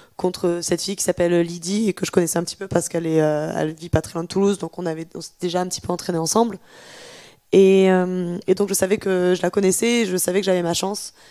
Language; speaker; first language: French; native; French